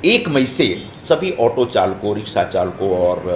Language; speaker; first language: Hindi; non-native, local second language; Marathi